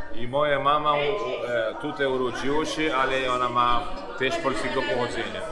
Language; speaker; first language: Polish; non-native, learner; Portuguese